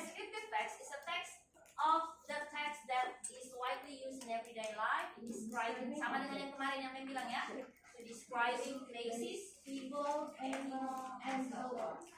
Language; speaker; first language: English; non-native, learner; Indonesian